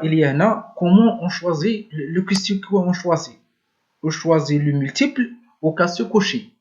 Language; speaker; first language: French; non-native, learner; Arabic